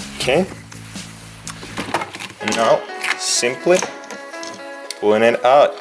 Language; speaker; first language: English; non-native, fluent; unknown